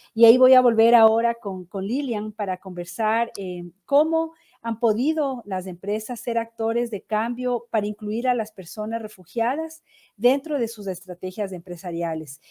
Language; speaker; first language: Spanish; native; Spanish